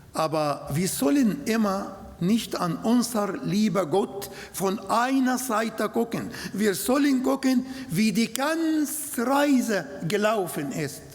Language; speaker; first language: German; non-native, learner; Arabic